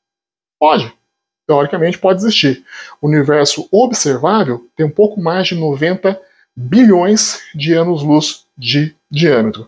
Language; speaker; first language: Portuguese; native; Portuguese